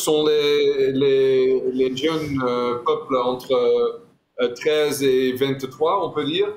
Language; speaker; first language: French; non-native, fluent; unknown